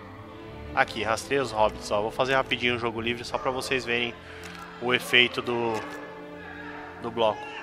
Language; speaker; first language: Portuguese; native; Portuguese